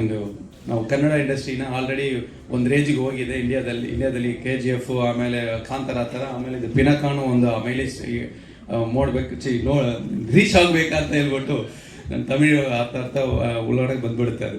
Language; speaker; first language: Kannada; non-native, learner; Tamil